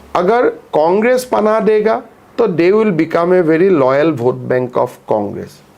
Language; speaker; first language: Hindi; non-native, local second language; Assamese